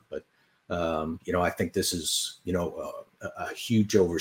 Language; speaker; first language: English; native; English